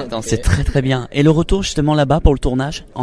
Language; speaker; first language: French; native; French